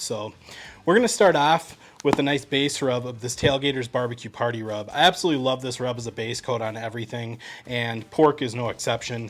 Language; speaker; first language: English; native; English